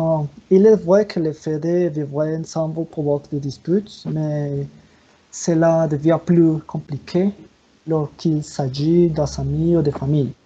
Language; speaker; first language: French; non-native, learner; Spanish